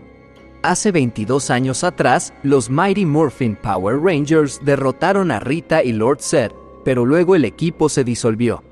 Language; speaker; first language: Spanish; native; Spanish